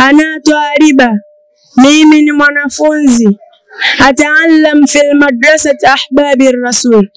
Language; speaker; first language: Arabic; non-native, learner; Swahili